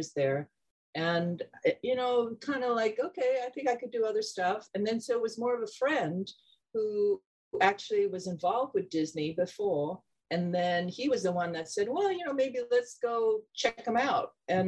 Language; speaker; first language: English; non-native, local second language; Cantonese